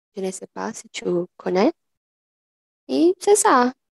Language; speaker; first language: French; non-native, learner; Portuguese